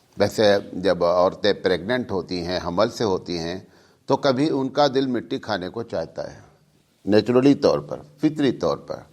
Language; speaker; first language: Urdu; native; Urdu